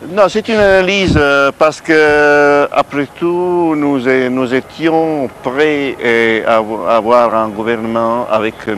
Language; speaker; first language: French; non-native, fluent; Italian